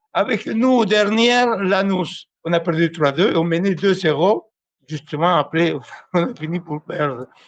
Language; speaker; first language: French; non-native, fluent; Spanish